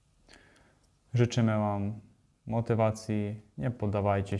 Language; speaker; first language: Polish; non-native, fluent; Ukrainian